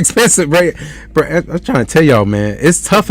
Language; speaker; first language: English; native; English